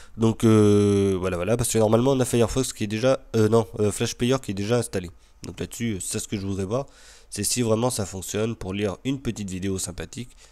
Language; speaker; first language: French; native; French